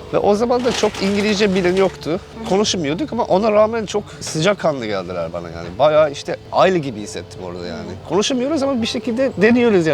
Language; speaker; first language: Turkish; non-native, fluent; English